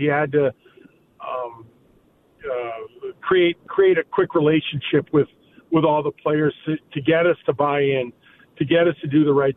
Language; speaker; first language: English; native; English